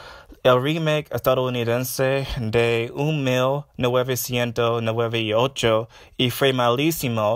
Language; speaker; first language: Spanish; non-native, learner; English